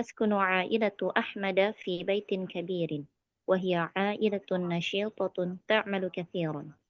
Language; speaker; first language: Arabic; non-native, learner; Indonesian